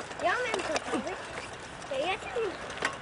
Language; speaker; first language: Polish; early bilingual, other home language; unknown